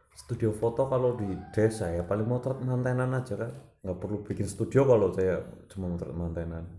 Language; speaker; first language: Indonesian; non-native, local second language; Javanese